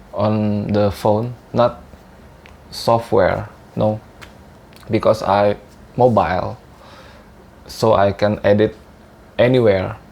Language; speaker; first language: English; non-native, learner; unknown